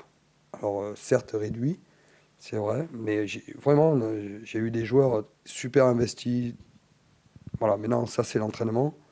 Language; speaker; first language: French; native; French